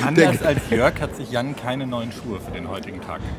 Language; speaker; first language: German; native; German